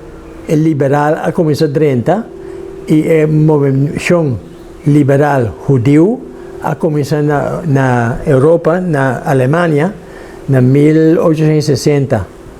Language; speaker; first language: Portuguese; non-native, learner; Papiamento